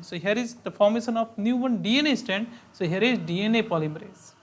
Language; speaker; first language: English; non-native, local second language; Hindi